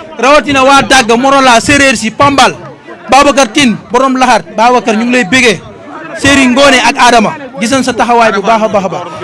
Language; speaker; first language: Wolof; native; Wolof